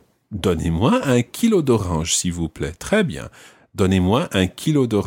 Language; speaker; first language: French; non-native, fluent; English